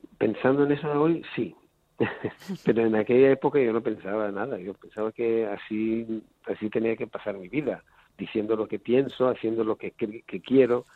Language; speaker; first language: Spanish; non-native, fluent; Hebrew